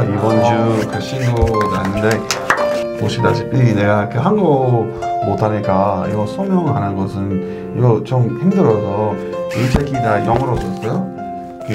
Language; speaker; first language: Korean; non-native, learner; English